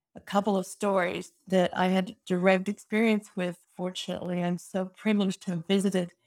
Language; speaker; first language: English; native; English